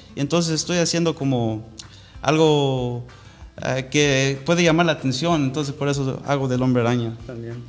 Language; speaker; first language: Spanish; early bilingual, heritage; Spanish